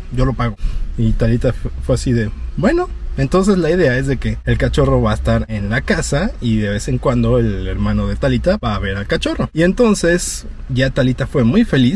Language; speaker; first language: Spanish; native; Spanish